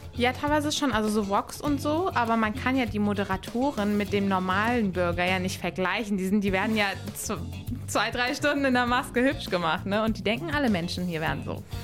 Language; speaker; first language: German; native; German